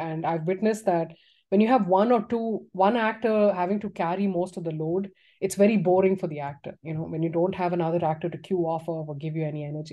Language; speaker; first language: English; non-native, local second language; Tamil